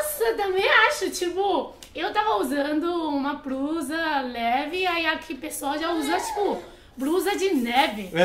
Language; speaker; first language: Portuguese; non-native, fluent; Chinese